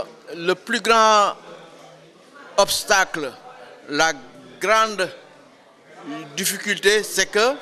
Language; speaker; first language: French; non-native, local second language; Wolof